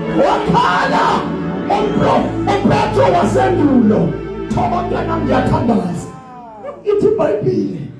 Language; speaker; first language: Zulu; non-native, local second language; Xhosa